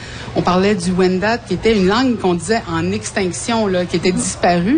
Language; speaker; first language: French; native; French